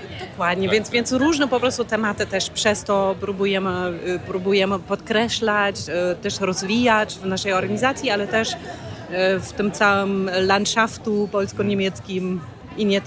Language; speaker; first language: Polish; non-native, fluent; German